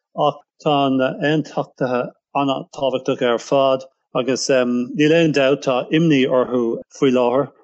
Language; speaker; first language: Irish; non-native, local second language; English